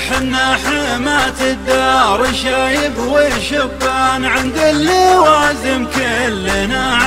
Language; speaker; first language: Arabic; native; Arabic